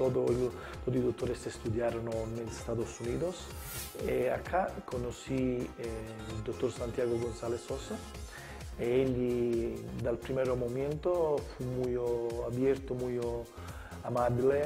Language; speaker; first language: Spanish; non-native, learner; Italian